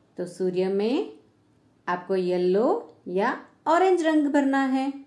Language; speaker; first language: Hindi; native; Hindi